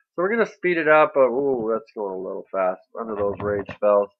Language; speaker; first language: English; native; English